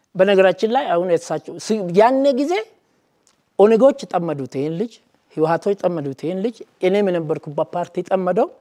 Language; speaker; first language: Amharic; non-native, local second language; Oromo